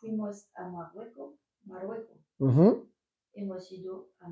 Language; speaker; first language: Spanish; non-native, learner; French